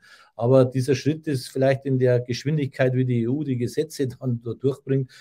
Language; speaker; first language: German; native; German